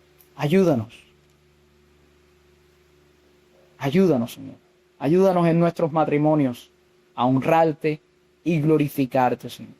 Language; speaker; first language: Spanish; native; Spanish